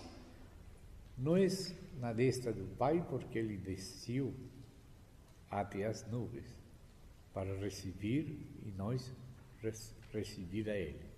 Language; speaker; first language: Portuguese; non-native, fluent; Spanish